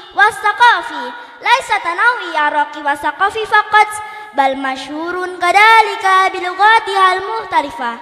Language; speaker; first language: Arabic; non-native, learner; Indonesian